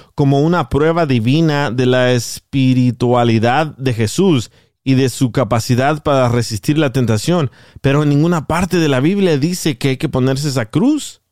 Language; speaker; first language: Spanish; native; Spanish